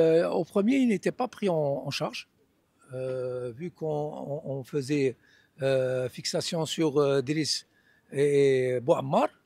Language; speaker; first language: French; non-native, local second language; Arabic